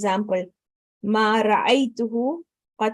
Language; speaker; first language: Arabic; non-native, learner; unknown